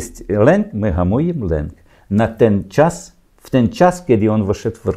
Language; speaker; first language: Polish; non-native, learner; Ukrainian